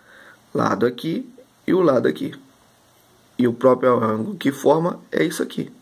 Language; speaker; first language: Portuguese; native; Portuguese